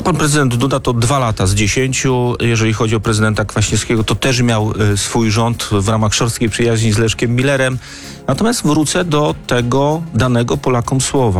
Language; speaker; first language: Polish; native; Polish